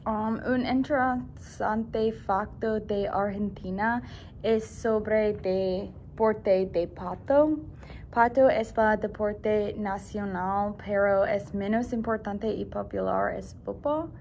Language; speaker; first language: Spanish; non-native, learner; English